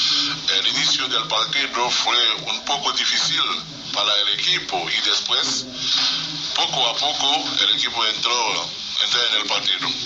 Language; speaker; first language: Spanish; non-native, fluent; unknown